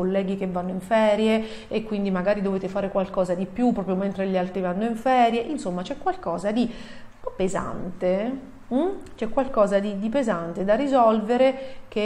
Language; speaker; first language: Italian; native; Italian